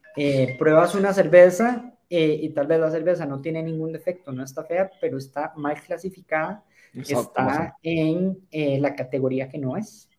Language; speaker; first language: Spanish; native; Spanish